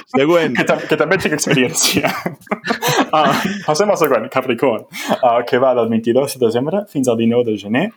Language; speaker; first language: Catalan; non-native, fluent; English